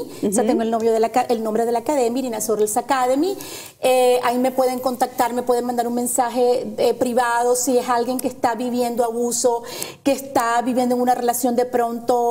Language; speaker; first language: Spanish; native; Spanish